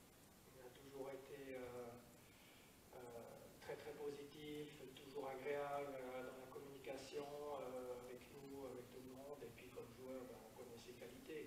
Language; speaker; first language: French; native; French